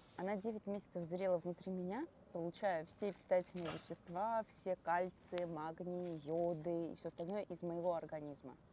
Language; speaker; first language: Russian; native; Russian